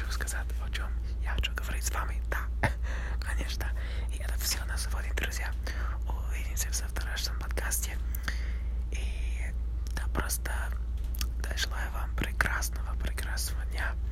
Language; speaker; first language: Russian; non-native, learner; English